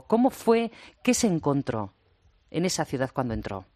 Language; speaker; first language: Spanish; native; Spanish